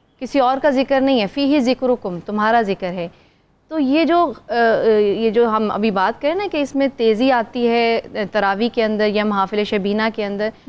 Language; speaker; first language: Urdu; native; Urdu